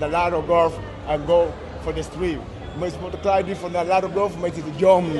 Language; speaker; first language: English; non-native, learner; Spanish